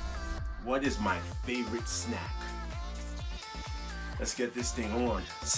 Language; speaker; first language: English; native; English